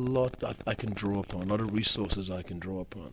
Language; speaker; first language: English; native; English